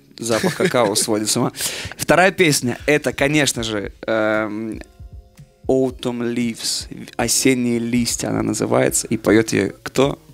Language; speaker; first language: Russian; native; Russian